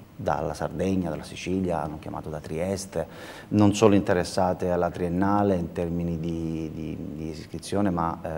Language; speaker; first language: Italian; native; Italian